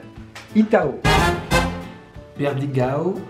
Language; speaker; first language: Portuguese; non-native, learner; French